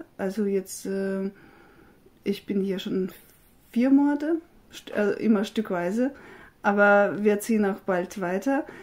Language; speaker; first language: German; non-native, fluent; Russian